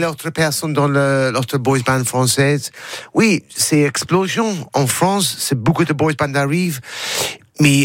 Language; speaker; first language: French; non-native, learner; English